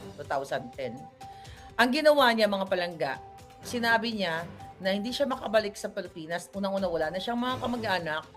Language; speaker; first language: Filipino; native; Filipino